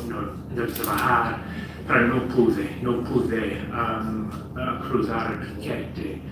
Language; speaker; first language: Spanish; non-native, fluent; English